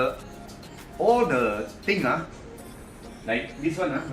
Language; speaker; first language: English; non-native, local second language; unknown